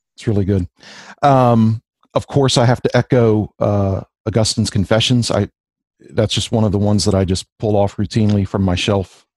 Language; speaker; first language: English; native; English